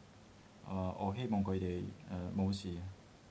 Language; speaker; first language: Cantonese; non-native, learner; Japanese